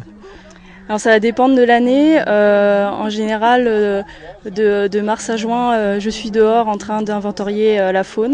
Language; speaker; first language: French; native; French